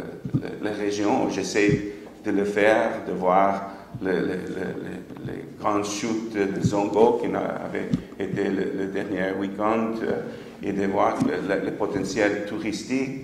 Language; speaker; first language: French; non-native, fluent; English